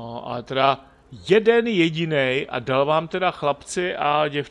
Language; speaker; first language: Czech; native; Czech